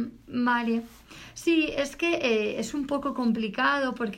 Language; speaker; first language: Spanish; native; Spanish